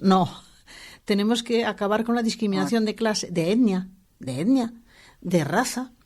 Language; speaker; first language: Spanish; native; Spanish